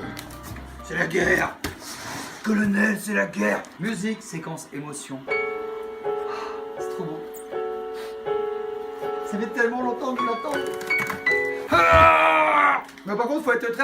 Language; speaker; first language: French; native; French